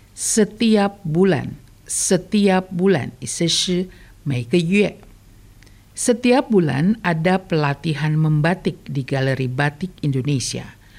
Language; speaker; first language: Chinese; early bilingual, heritage; Chinese